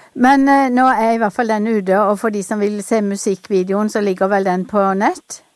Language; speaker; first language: Norwegian; native; Norwegian